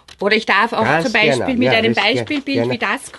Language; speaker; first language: German; native; German